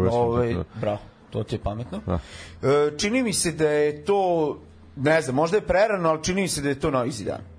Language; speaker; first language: Serbian; non-native, local second language; Rusyn